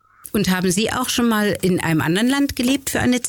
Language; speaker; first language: German; native; German